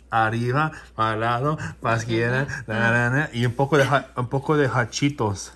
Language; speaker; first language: Spanish; early bilingual, heritage; Spanish